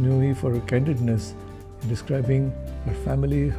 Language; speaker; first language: English; non-native, local second language; Kannada